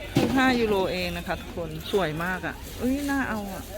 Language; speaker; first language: Thai; native; Thai